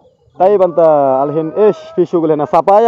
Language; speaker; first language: Arabic; non-native, learner; Bangla